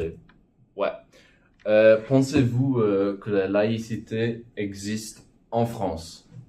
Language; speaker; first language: French; non-native, fluent; English